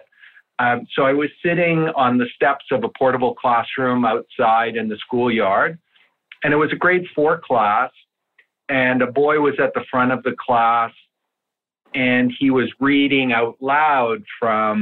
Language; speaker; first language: English; early bilingual, other home language; Italian